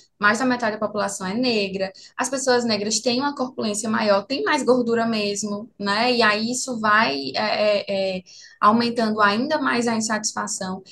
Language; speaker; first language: Portuguese; native; Portuguese